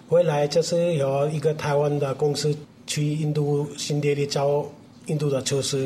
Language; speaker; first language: Chinese; non-native, learner; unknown